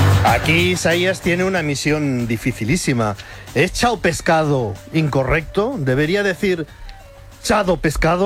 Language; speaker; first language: Spanish; native; Spanish